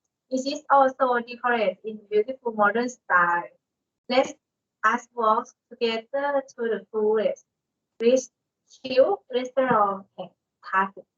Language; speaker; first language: English; non-native, learner; Thai